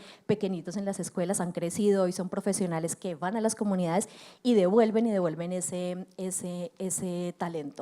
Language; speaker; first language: Spanish; native; Spanish